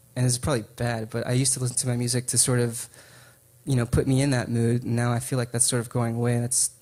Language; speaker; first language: English; native; English